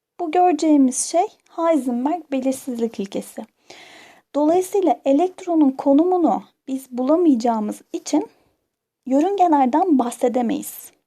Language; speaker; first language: Turkish; native; Turkish